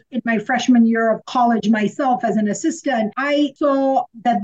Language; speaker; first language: English; non-native, local second language; Sinhala